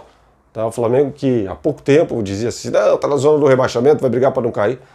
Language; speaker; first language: Portuguese; native; Portuguese